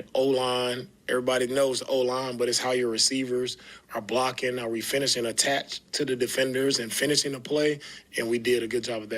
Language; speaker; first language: English; native; English